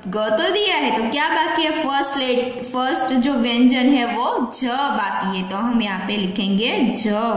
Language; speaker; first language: Hindi; non-native, local second language; Gujarati